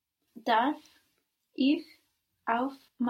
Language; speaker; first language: German; non-native, learner; English